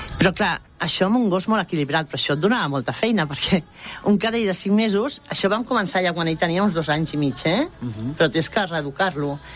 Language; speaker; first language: Catalan; non-native, local second language; Spanish